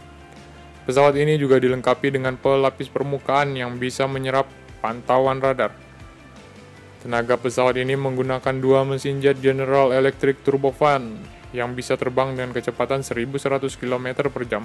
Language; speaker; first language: Indonesian; native; Indonesian